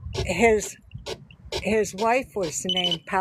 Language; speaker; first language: English; native; English